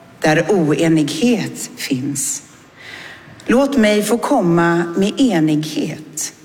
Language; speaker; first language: Swedish; native; Swedish